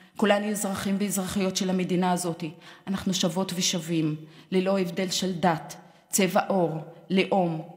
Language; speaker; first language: Hebrew; non-native, local second language; Arabic